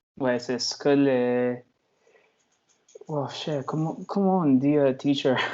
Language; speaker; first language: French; non-native, learner; Chinese